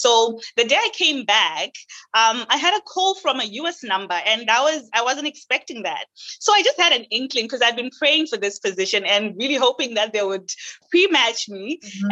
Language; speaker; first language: English; non-native, local second language; Shona